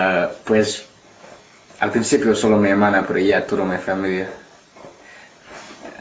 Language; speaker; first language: Spanish; non-native, learner; English